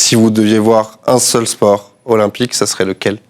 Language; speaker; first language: French; native; French